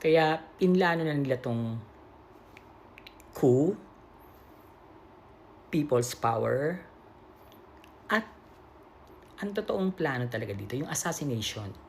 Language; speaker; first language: Filipino; native; Filipino